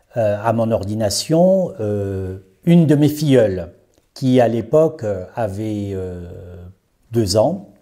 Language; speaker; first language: French; native; French